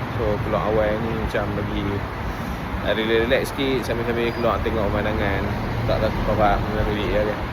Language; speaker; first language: Malay; native; Malay